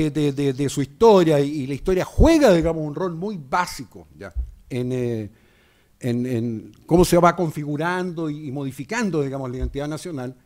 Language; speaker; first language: Spanish; native; Spanish